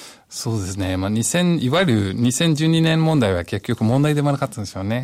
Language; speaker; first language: Japanese; non-native, fluent; English